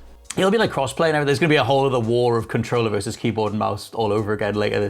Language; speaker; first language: English; native; English